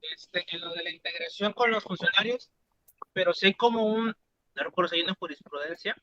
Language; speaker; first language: Spanish; native; Spanish